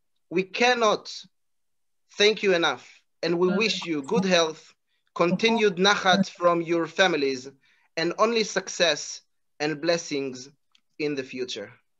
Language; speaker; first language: English; non-native, fluent; Hebrew